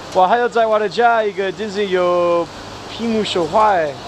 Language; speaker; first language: Chinese; non-native, learner; English